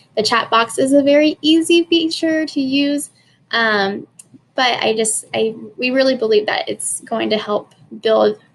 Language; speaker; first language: English; native; English